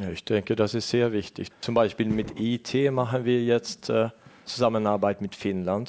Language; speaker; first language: German; non-native, fluent; Estonian